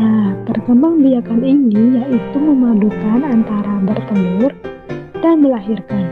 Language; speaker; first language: Indonesian; native; Indonesian